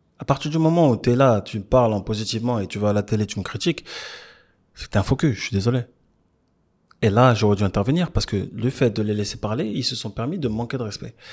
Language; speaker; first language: French; native; French